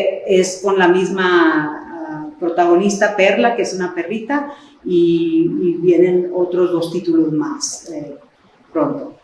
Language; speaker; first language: Spanish; early bilingual, other home language; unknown